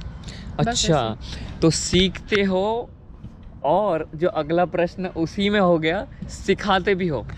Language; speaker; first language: Hindi; native; Hindi